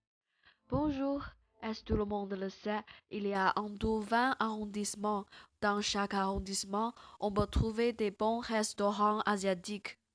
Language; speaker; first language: French; non-native, learner; Chinese